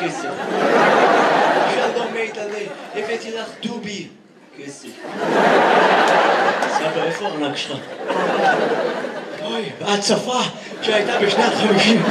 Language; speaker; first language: Hebrew; native; Hebrew